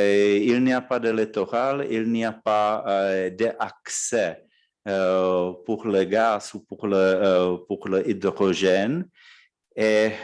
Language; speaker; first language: French; non-native, fluent; Czech